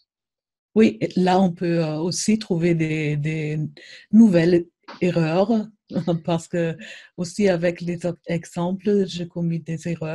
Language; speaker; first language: French; non-native, fluent; German